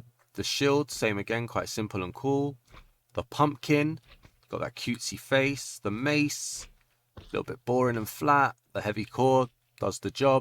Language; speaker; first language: English; native; English